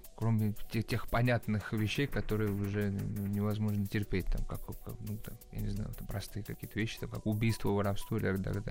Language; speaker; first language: Russian; early bilingual, other home language; Georgian